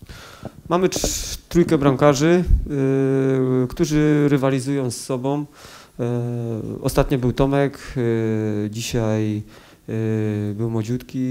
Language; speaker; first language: Polish; native; Polish